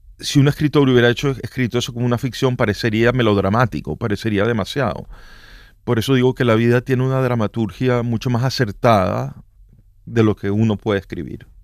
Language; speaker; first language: Spanish; native; Spanish